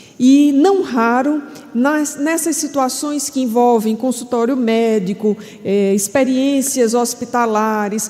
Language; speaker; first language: Portuguese; native; Portuguese